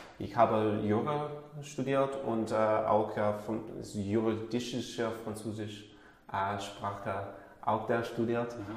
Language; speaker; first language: German; non-native, learner; English